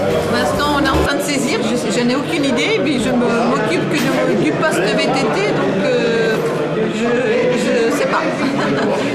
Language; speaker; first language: French; native; French